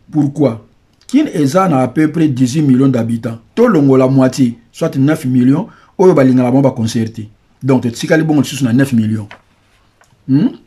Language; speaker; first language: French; non-native, local second language; Lingala